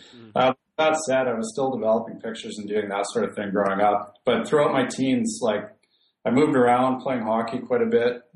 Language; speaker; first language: English; native; English